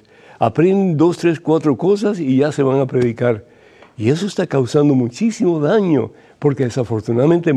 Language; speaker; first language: Spanish; native; Spanish